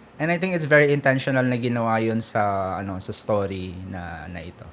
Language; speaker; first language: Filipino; native; Filipino